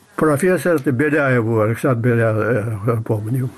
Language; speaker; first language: Russian; non-native, fluent; Belarusian